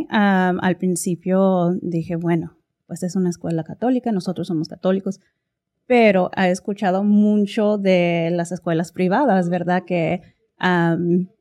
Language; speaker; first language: Spanish; early bilingual, heritage; Spanish